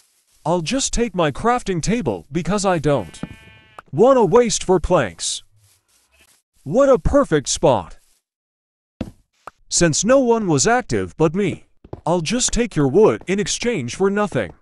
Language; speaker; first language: English; non-native, learner; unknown